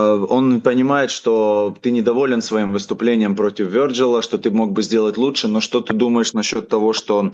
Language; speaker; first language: Russian; native; Russian